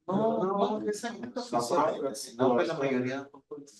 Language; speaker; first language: Portuguese; non-native, fluent; Spanish